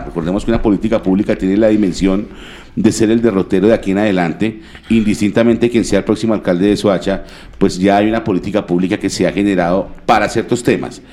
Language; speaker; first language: Spanish; native; Spanish